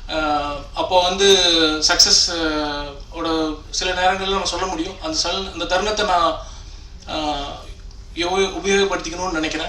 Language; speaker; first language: Tamil; native; Tamil